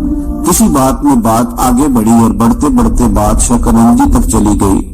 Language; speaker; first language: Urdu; non-native, local second language; Punjabi